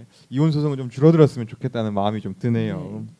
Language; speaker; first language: Korean; native; Korean